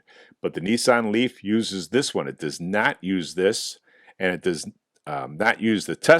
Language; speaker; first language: English; native; English